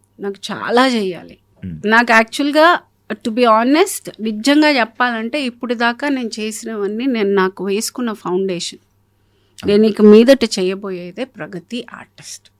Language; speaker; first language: Telugu; native; Telugu